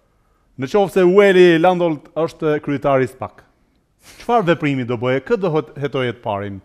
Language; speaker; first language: Albanian; native; Albanian